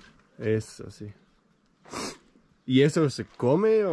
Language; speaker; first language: Spanish; non-native, fluent; Danish